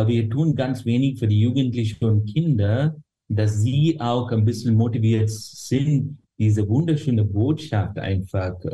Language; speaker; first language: German; non-native, fluent; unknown